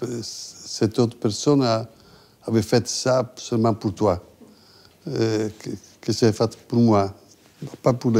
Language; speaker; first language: French; non-native, fluent; Italian